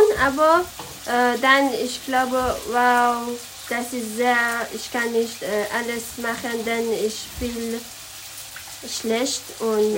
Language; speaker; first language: German; non-native, learner; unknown